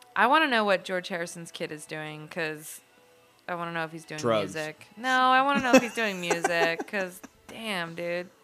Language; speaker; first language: English; native; English